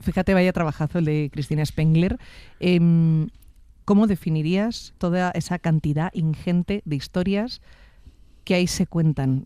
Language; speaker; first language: Spanish; native; Spanish